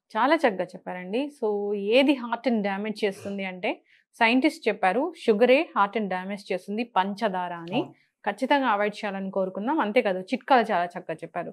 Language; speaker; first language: Telugu; native; Telugu